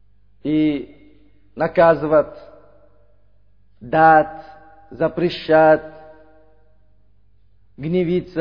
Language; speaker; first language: Russian; non-native, learner; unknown